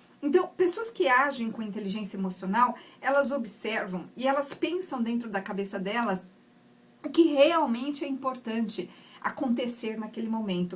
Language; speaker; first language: Portuguese; native; Portuguese